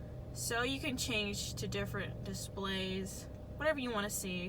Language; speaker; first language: English; native; English